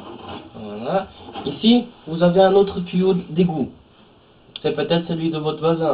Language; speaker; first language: French; native; French